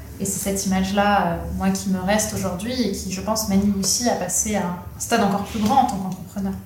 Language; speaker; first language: French; native; French